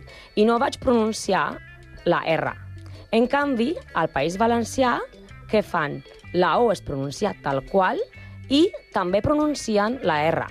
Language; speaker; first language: Catalan; non-native, learner; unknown